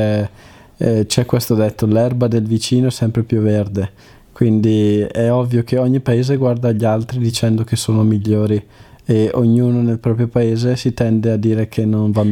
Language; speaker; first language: Italian; native; Italian